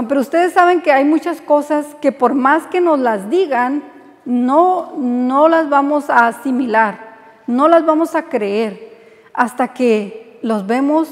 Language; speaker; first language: Spanish; native; Spanish